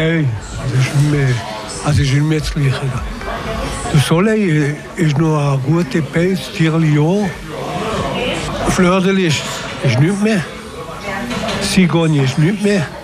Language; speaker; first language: German; non-native, local second language; French